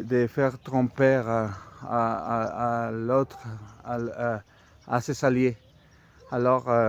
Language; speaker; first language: French; non-native, fluent; Spanish